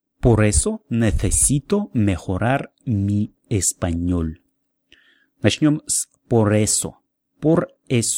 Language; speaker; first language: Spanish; non-native, fluent; Russian